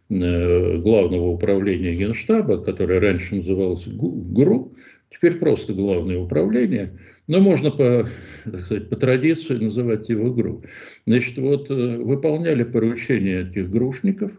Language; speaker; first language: Russian; native; Russian